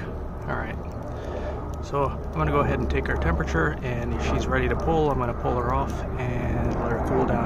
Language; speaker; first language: English; native; English